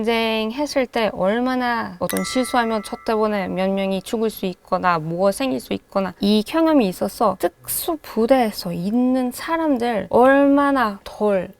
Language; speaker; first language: Korean; non-native, fluent; Hebrew